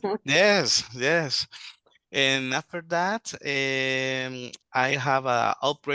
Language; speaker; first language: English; non-native, learner; Spanish